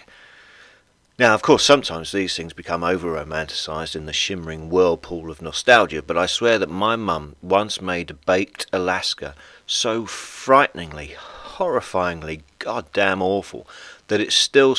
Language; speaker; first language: English; native; English